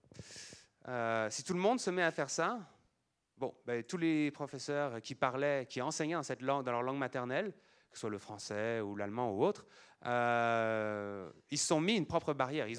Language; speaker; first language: French; native; French